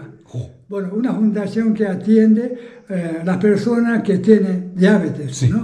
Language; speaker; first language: Spanish; non-native, fluent; Japanese